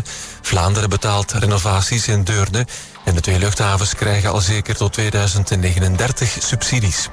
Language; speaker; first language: Dutch; native; Dutch